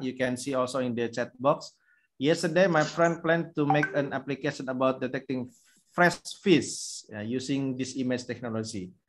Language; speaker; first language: English; non-native, fluent; Indonesian